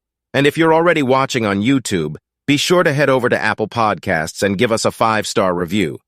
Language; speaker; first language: English; native; English